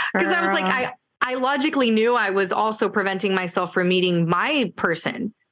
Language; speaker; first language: English; early bilingual, other home language; Spanish